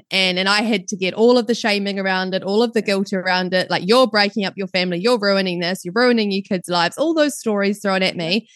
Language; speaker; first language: English; native; English